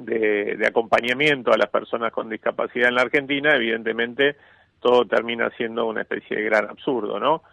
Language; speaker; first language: Spanish; native; Spanish